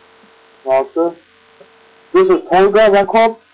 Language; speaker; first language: German; non-native, local second language; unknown